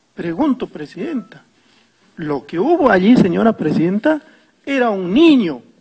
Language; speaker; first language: Spanish; non-native, local second language; Quechua